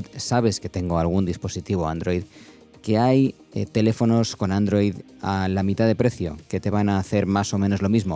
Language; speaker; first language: Spanish; native; Spanish